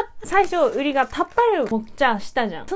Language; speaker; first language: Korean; non-native, learner; Japanese